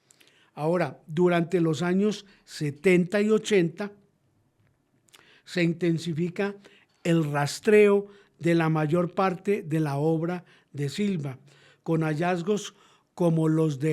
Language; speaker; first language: Spanish; native; Spanish